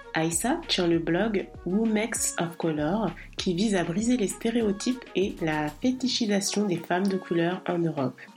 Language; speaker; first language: French; native; French